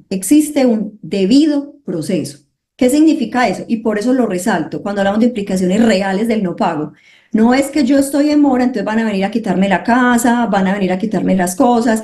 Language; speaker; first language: Spanish; native; Spanish